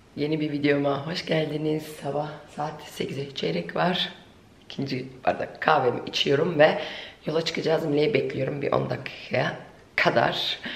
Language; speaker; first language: Turkish; early bilingual, heritage; Turkish